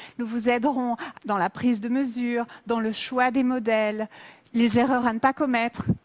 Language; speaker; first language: French; native; French